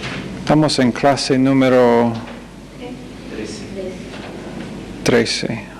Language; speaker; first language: Spanish; non-native, fluent; English